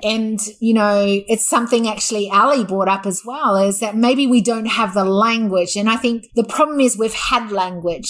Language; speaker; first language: English; native; English